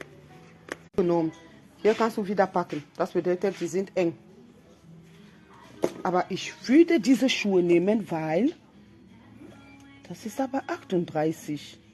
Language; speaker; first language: German; non-native, fluent; French